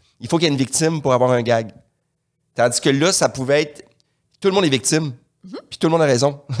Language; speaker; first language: French; native; French